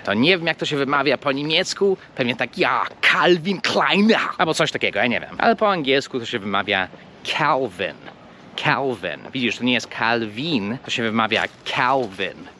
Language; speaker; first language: Polish; non-native, fluent; English